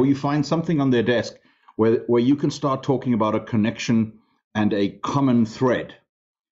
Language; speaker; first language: English; non-native, local second language; German